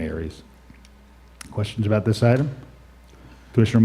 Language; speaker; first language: English; native; English